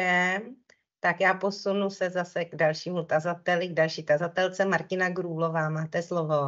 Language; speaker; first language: Czech; native; Czech